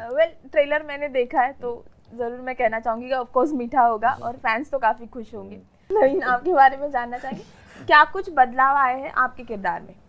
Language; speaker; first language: Hindi; native; Hindi